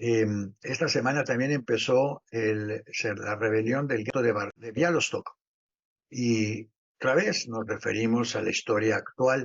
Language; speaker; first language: Spanish; native; Spanish